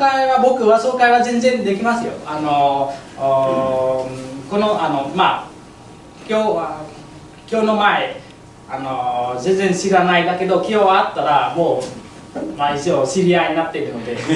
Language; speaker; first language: Japanese; non-native, learner; Vietnamese